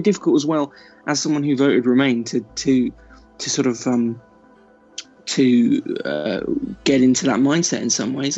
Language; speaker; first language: English; native; English